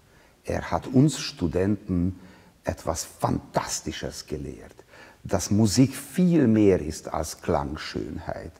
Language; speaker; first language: German; non-native, fluent; Hungarian